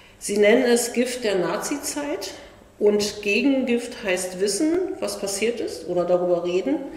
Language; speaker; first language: German; native; German